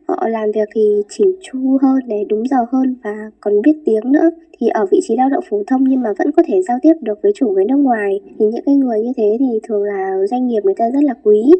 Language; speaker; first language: Vietnamese; native; Vietnamese